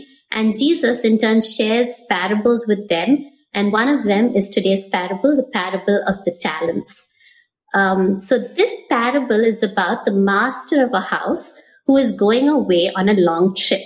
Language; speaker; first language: English; non-native, local second language; Tamil